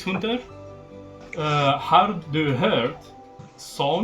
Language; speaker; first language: Swedish; non-native, learner; English